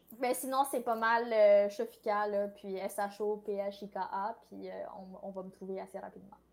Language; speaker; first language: French; early bilingual, other home language; Tamil